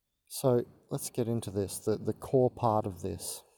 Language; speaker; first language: English; native; English